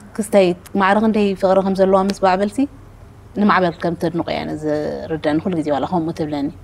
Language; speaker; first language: Tigrinya; native; Tigrinya